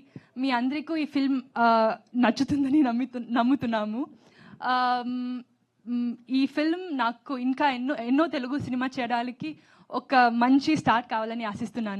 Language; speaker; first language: Telugu; non-native, learner; Tamil